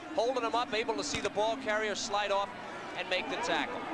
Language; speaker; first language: English; native; English